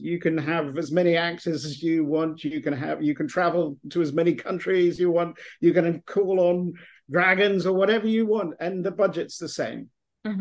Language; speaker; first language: English; native; English